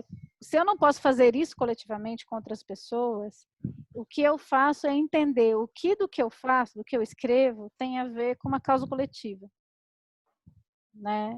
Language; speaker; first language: Portuguese; native; Portuguese